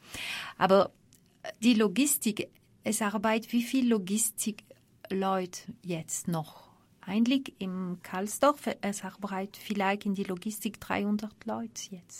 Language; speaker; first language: German; non-native, fluent; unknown